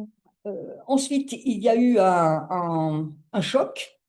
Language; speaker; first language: French; native; French